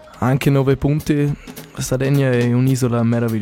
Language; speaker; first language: Italian; non-native, learner; German